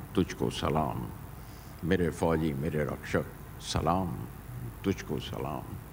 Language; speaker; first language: Hindi; native; Hindi